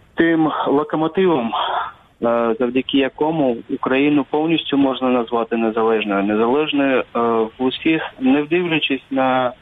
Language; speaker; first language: Ukrainian; non-native, local second language; Crimean Tatar